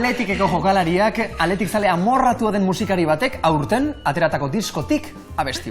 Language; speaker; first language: Basque; native; Basque